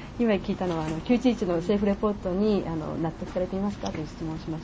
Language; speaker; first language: Japanese; native; Japanese